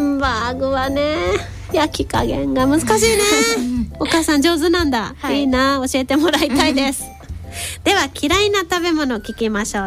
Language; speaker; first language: Japanese; native; Japanese